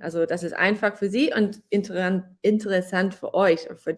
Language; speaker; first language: German; non-native, fluent; English